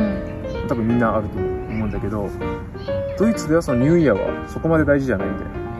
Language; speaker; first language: Japanese; native; Japanese